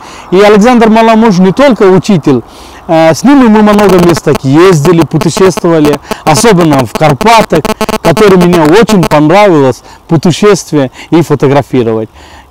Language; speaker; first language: Russian; non-native, learner; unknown